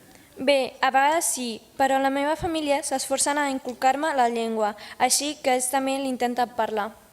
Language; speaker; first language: Catalan; early bilingual, other home language; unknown